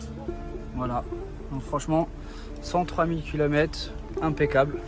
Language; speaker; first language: French; native; French